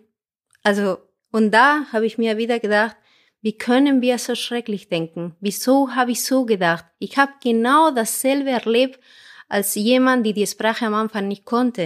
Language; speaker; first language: German; non-native, fluent; Spanish